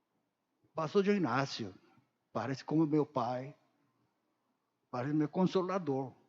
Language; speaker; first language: Portuguese; non-native, learner; Korean